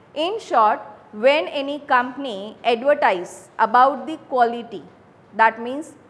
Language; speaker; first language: English; non-native, local second language; Gujarati